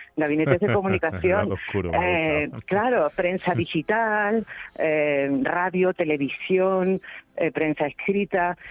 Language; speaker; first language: Spanish; native; Spanish